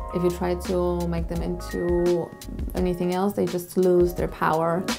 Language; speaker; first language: English; non-native, fluent; Polish